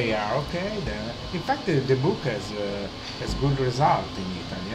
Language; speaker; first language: English; non-native, learner; Italian